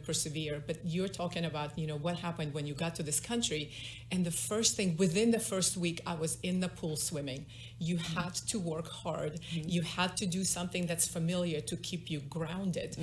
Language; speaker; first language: English; non-native, fluent; Russian